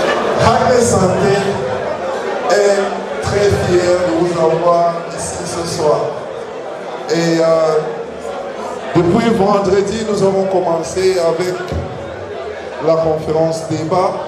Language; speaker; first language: French; non-native, learner; English